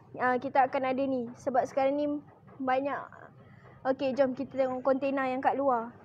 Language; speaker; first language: Malay; native; Malay